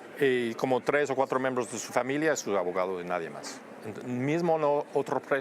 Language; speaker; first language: Spanish; non-native, fluent; English